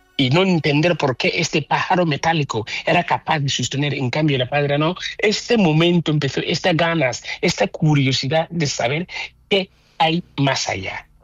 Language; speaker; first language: Spanish; non-native, fluent; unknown